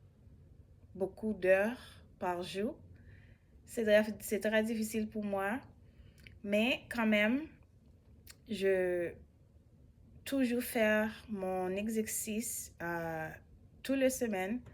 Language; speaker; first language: French; non-native, learner; English